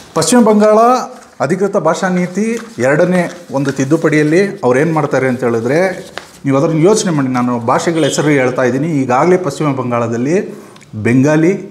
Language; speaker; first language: Kannada; non-native, local second language; Kodava